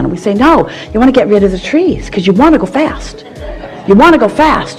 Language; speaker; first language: English; native; English